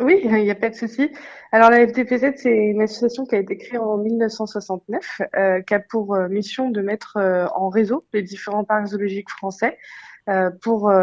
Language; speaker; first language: French; native; French